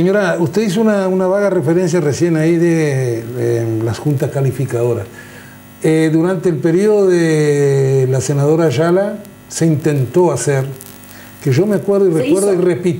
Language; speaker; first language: Spanish; native; Spanish